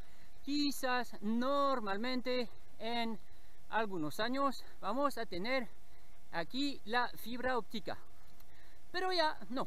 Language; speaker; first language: Spanish; non-native, learner; French